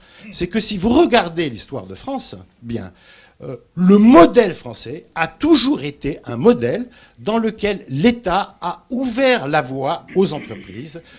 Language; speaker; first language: French; native; French